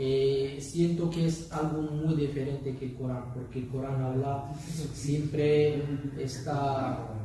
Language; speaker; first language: Spanish; non-native, learner; Arabic